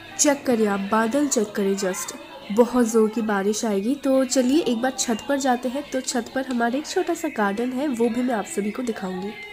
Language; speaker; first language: Hindi; non-native, local second language; Bangla